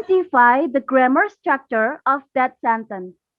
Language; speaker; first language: English; non-native, learner; Indonesian